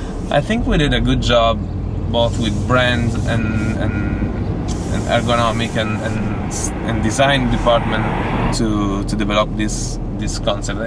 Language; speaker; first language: English; non-native, fluent; Italian